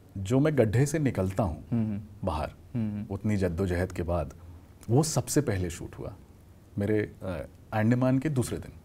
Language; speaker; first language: Hindi; native; Hindi